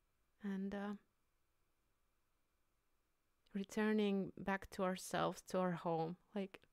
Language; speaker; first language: English; non-native, fluent; Finnish